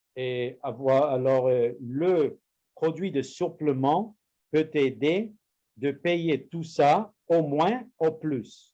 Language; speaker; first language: French; non-native, learner; Spanish